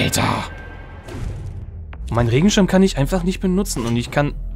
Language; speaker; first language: German; native; German